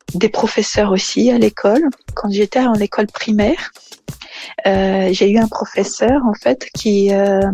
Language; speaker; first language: French; non-native, fluent; Portuguese